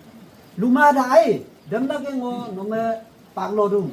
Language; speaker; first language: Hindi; non-native, local second language; Adi